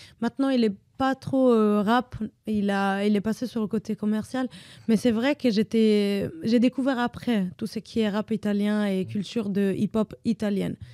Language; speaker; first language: French; non-native, fluent; Italian